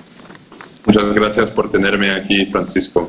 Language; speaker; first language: Spanish; non-native, fluent; English